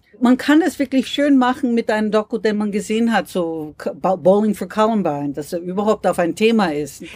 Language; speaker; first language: German; non-native, fluent; English